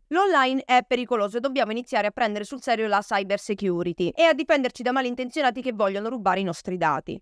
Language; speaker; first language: Italian; native; Italian